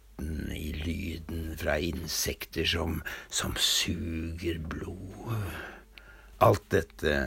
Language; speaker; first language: Norwegian; native; Norwegian